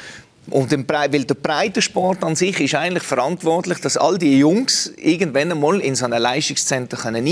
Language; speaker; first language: German; native; German